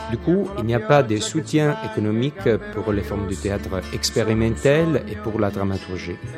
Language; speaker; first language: French; non-native, fluent; Italian